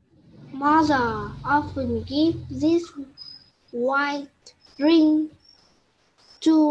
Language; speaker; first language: English; non-native, learner; Vietnamese